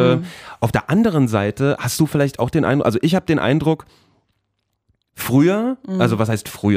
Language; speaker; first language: German; native; German